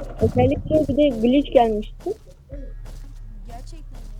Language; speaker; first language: Turkish; native; Turkish